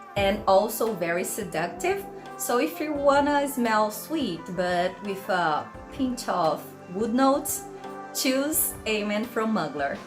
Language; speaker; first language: English; non-native, fluent; Portuguese